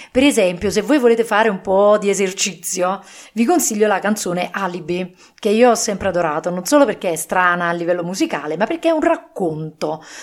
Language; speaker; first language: Italian; native; Italian